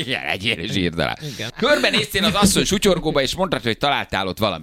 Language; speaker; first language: Hungarian; native; Hungarian